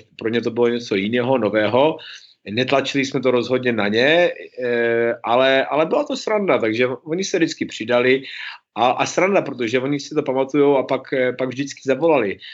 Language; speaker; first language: Czech; early bilingual, heritage; Czech